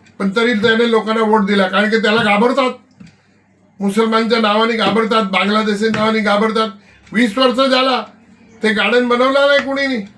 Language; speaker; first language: Marathi; non-native, local second language; Gujarati